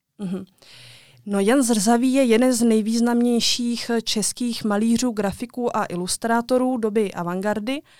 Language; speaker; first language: Czech; native; Czech